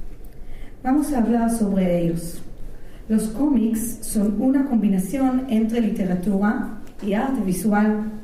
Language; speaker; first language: Spanish; non-native, fluent; Hebrew